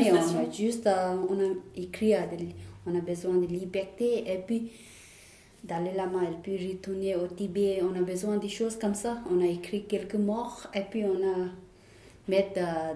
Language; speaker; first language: French; non-native, learner; Tibetan